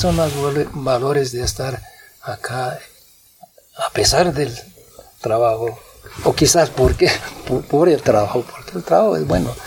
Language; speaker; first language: Spanish; non-native, fluent; English